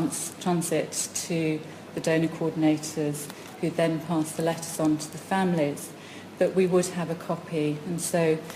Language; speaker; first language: English; native; English